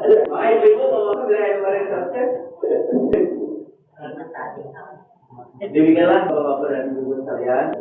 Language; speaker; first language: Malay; non-native, local second language; Sundanese